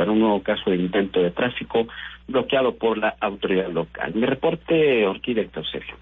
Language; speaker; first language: Spanish; native; Spanish